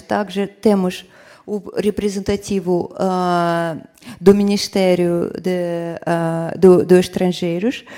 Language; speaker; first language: Portuguese; non-native, fluent; Russian